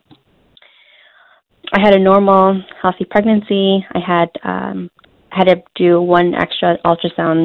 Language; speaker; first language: English; native; English